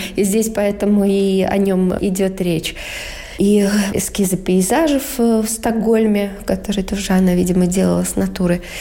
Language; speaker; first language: Russian; native; Russian